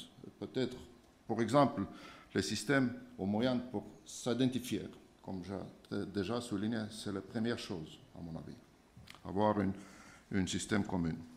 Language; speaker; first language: French; non-native, fluent; Estonian